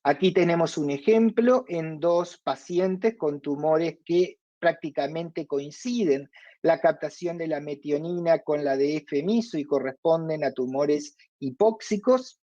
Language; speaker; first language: Spanish; native; Spanish